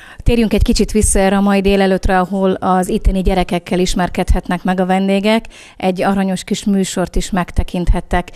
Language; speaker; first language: Hungarian; native; Hungarian